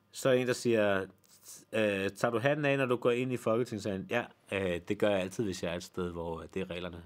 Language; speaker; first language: Danish; native; Danish